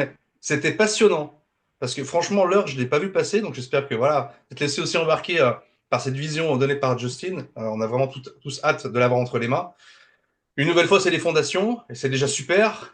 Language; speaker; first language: French; native; French